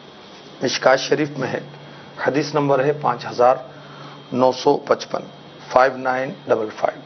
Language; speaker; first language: Urdu; native; Urdu